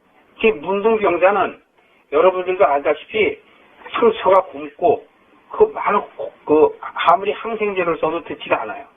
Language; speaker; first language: Korean; native; Korean